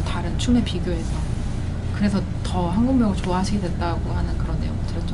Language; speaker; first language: Korean; early bilingual, other home language; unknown